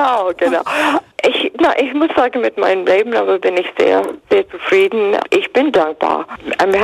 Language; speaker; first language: German; non-native, fluent; English